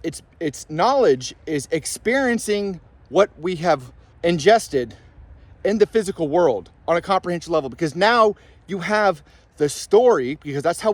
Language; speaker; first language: English; native; English